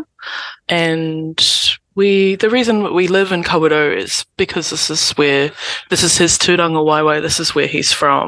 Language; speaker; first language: English; native; English